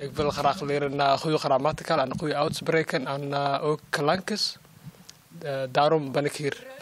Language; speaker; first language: Dutch; non-native, learner; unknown